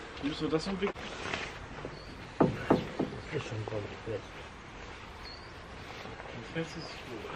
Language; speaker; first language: German; native; German